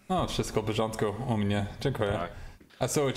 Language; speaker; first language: Polish; non-native, learner; English